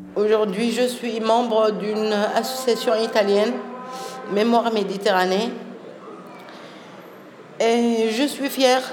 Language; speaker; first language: French; non-native, local second language; Arabic